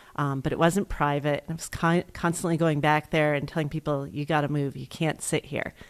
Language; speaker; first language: English; native; English